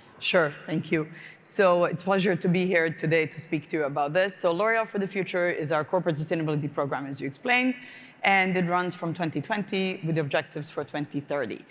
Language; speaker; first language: English; non-native, fluent; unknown